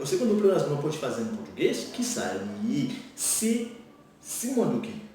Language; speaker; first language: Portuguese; non-native, learner; Haitian Creole